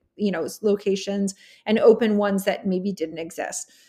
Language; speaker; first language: English; native; English